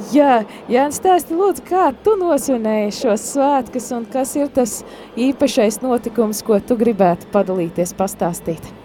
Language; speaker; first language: Latvian; native; Latvian